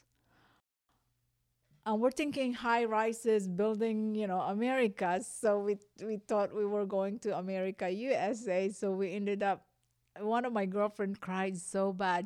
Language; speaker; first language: English; non-native, local second language; Hiligaynon